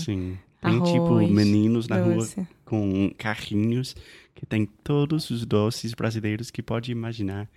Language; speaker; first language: Portuguese; non-native, fluent; English